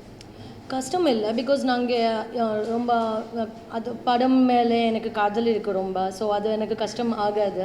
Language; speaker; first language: Tamil; non-native, learner; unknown